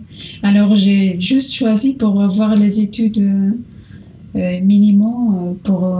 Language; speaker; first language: French; non-native, learner; Portuguese